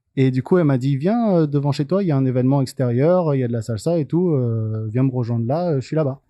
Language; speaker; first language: French; native; French